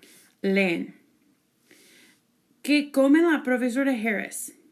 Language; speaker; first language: Spanish; non-native, fluent; English